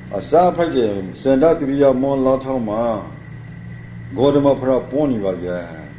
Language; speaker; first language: Burmese; native; Burmese